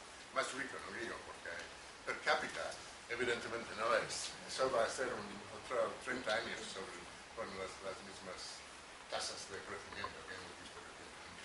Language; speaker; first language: Spanish; non-native, fluent; English